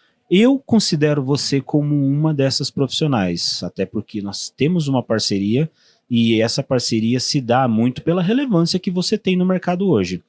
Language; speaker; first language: Portuguese; native; Portuguese